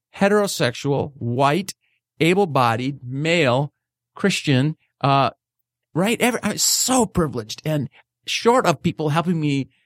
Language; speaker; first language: English; native; English